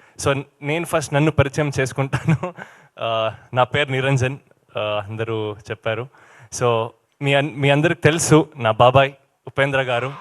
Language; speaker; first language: Telugu; non-native, learner; Kannada